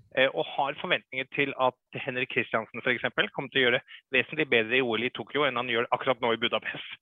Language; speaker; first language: Norwegian; early bilingual, other home language; English